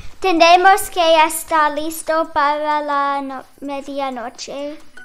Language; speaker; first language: Spanish; non-native, learner; English